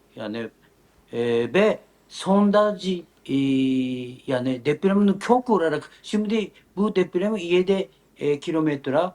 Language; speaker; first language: Turkish; non-native, learner; Japanese